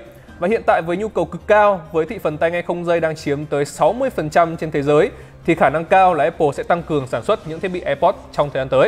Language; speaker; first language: Vietnamese; native; Vietnamese